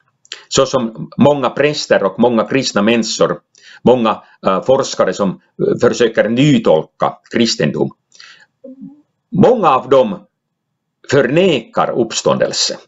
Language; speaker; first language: Swedish; non-native, local second language; Finnish